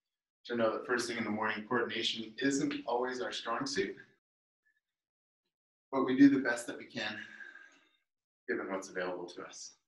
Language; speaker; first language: English; native; English